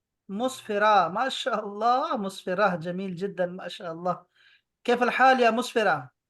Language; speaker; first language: Arabic; non-native, fluent; Urdu